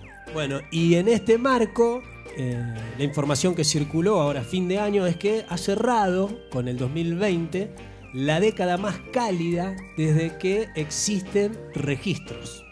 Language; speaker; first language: Spanish; native; Spanish